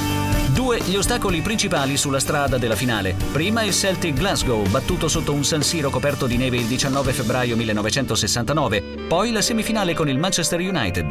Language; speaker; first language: Italian; native; Italian